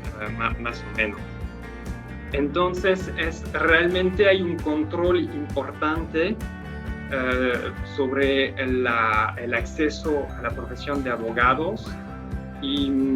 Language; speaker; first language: Spanish; non-native, fluent; French